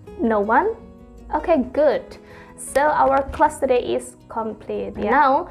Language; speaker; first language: English; non-native, fluent; Indonesian